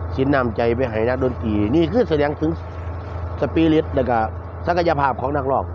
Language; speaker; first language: Thai; native; Thai